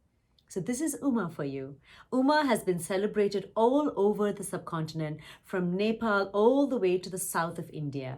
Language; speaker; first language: English; non-native, local second language; Tamil